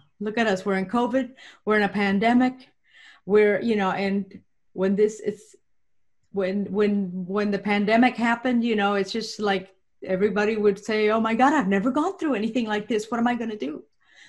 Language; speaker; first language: English; non-native, fluent; Spanish